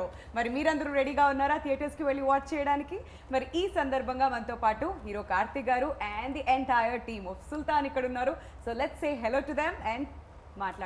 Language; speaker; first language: Telugu; native; Telugu